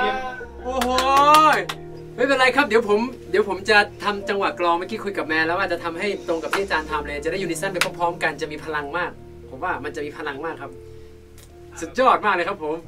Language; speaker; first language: Thai; native; Thai